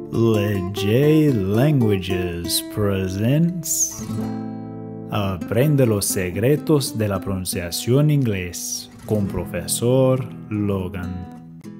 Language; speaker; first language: Spanish; non-native, fluent; English